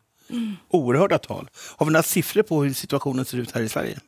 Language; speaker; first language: Swedish; native; Swedish